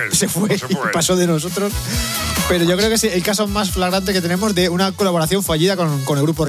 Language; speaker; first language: Spanish; native; Spanish